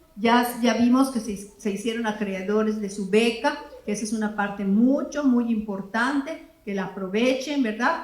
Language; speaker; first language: Spanish; native; Spanish